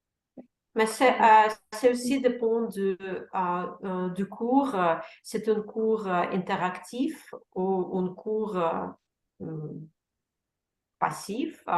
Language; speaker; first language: French; non-native, learner; Russian